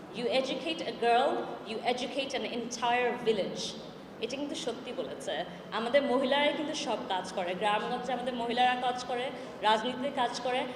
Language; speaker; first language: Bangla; early bilingual, heritage; Bangla